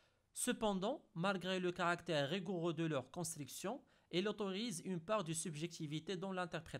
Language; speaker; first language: French; non-native, local second language; Arabic